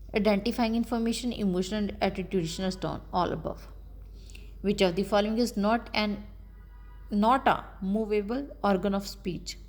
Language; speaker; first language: English; non-native, local second language; Punjabi